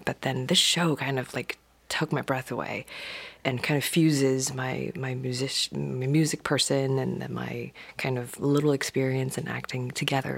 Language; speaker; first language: English; non-native, local second language; Cantonese